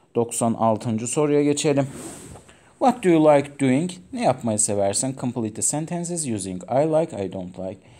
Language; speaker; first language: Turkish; non-native, fluent; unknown